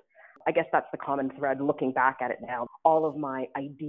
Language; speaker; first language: English; native; English